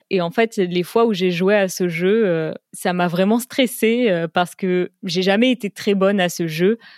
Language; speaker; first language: French; native; French